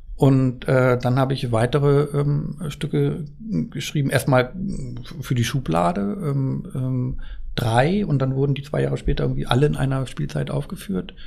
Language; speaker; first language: German; native; German